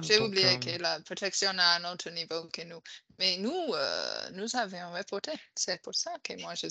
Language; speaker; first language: French; non-native, fluent; English